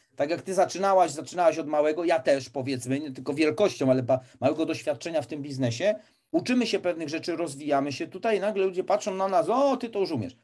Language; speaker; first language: Polish; native; Polish